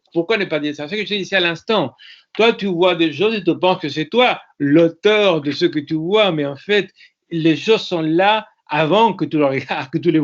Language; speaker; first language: French; non-native, fluent; Spanish